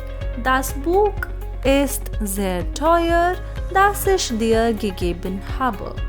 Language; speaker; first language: German; non-native, fluent; Hindi